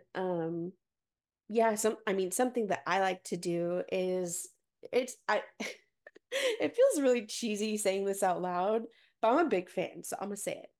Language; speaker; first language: English; native; English